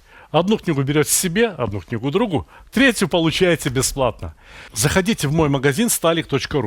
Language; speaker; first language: Russian; native; Russian